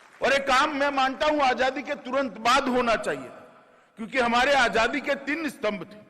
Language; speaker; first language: Hindi; non-native, local second language; Gujarati